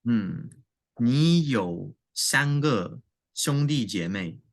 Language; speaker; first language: Chinese; non-native, learner; English